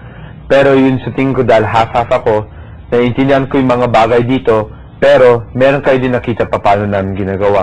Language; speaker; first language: Filipino; early bilingual, heritage; Filipino